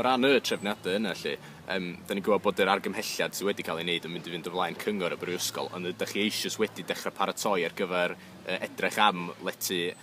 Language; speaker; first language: Welsh; native; Welsh